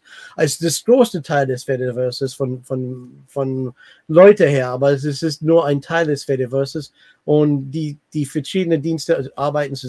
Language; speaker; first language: German; non-native, learner; English